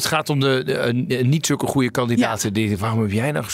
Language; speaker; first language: Dutch; native; Dutch